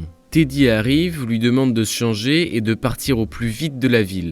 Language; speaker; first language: French; native; French